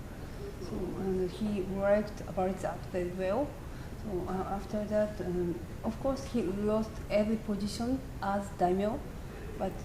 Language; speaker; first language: English; non-native, learner; Japanese